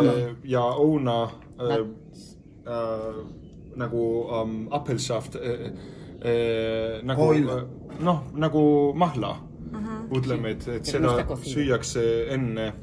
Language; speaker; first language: Estonian; non-native, learner; Spanish